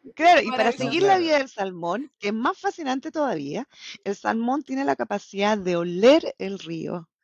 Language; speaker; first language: Spanish; native; Spanish